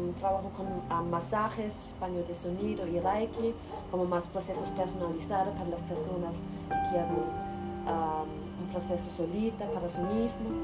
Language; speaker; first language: Spanish; non-native, learner; German